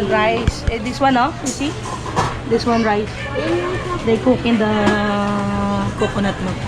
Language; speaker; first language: English; non-native, local second language; Filipino